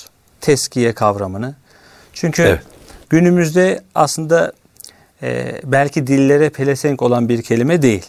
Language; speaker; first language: Turkish; native; Turkish